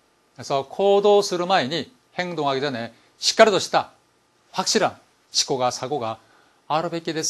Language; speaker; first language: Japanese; non-native, fluent; Korean